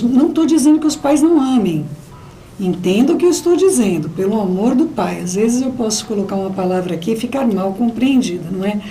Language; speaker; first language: Portuguese; native; Portuguese